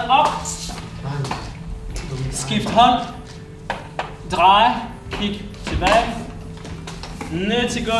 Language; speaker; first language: Danish; native; Danish